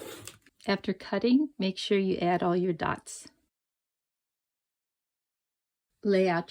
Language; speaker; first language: English; native; English